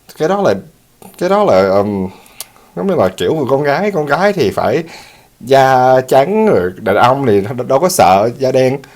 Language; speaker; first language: Vietnamese; early bilingual, heritage; Vietnamese